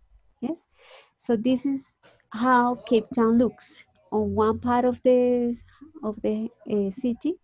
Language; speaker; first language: English; non-native, fluent; Spanish